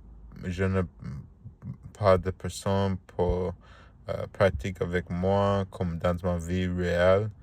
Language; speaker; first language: French; non-native, learner; Spanish